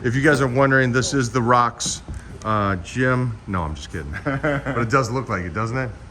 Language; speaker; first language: English; native; English